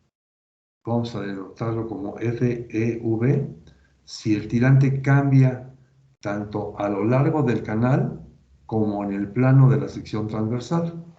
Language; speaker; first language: Spanish; native; Spanish